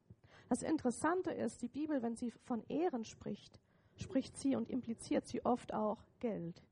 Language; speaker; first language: German; native; German